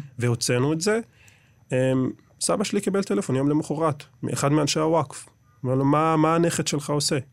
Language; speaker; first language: Hebrew; non-native, local second language; Arabic